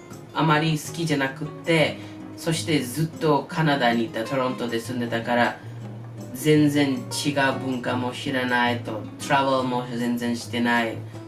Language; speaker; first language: Japanese; non-native, learner; English